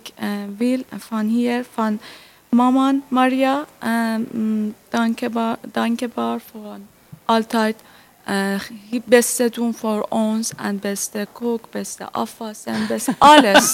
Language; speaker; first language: Dutch; non-native, learner; Persian